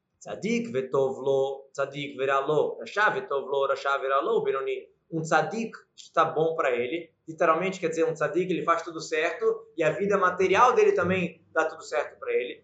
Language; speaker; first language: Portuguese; native; Portuguese